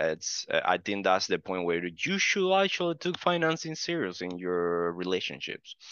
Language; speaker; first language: English; non-native, fluent; Spanish